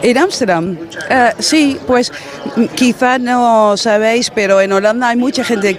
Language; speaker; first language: Spanish; non-native, fluent; Dutch